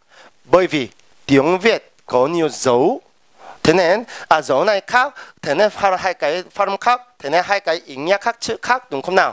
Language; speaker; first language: Vietnamese; non-native, fluent; Korean